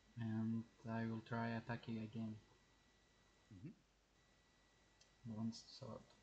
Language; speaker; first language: English; non-native, learner; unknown